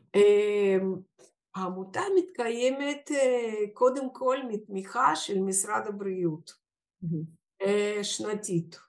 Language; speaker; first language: Hebrew; non-native, fluent; Russian